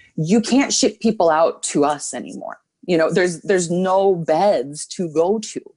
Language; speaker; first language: English; native; English